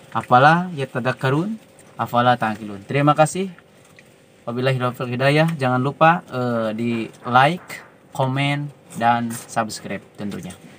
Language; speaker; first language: Indonesian; non-native, local second language; Sundanese